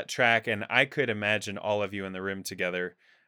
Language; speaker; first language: English; native; English